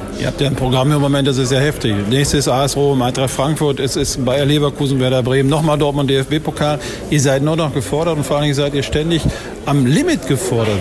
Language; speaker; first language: German; native; German